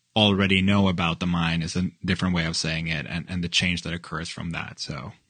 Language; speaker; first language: English; non-native, fluent; Norwegian